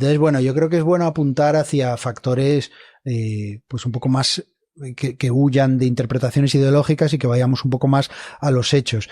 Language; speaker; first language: Spanish; native; Spanish